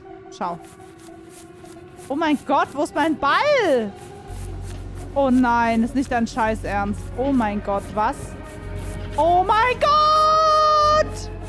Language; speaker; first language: German; native; German